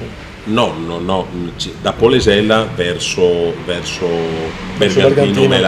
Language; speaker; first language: Italian; native; Italian